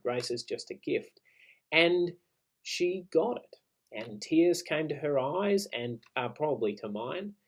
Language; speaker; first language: English; native; English